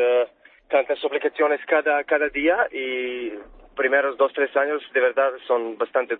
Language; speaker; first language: Spanish; non-native, fluent; Serbian